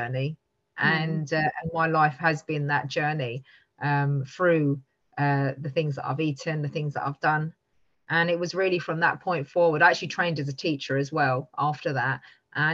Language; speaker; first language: English; native; English